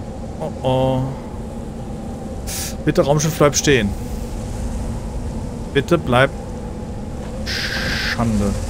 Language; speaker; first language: German; native; German